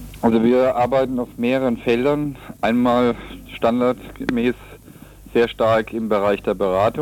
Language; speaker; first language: German; native; German